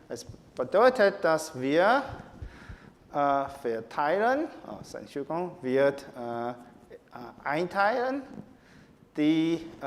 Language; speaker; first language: German; non-native, fluent; Chinese